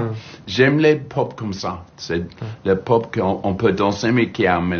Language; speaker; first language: French; non-native, learner; English